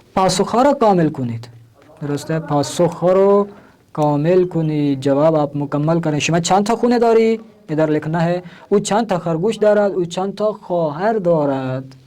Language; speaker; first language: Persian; non-native, fluent; Urdu